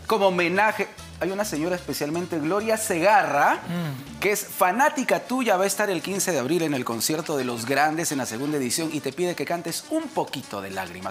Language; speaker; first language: Spanish; native; Spanish